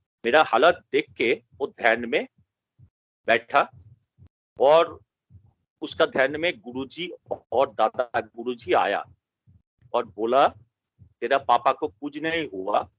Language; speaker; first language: Hindi; non-native, local second language; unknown